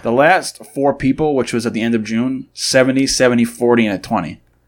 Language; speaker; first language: English; native; English